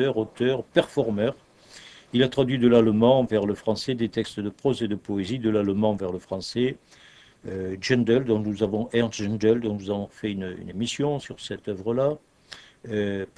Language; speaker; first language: French; native; French